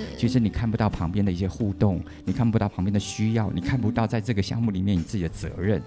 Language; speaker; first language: Chinese; native; Chinese